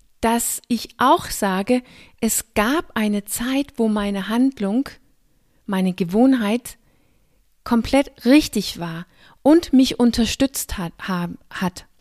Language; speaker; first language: German; non-native, fluent; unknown